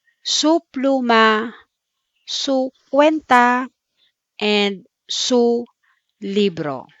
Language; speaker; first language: Spanish; non-native, fluent; Filipino